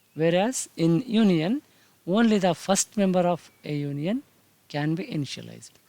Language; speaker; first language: English; non-native, local second language; Kannada